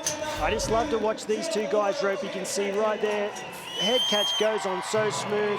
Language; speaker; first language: English; native; English